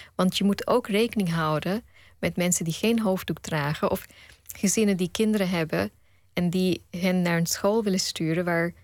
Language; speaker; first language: Dutch; early bilingual, other home language; Punjabi